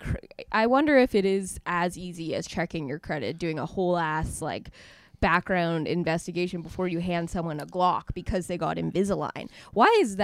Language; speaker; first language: English; native; English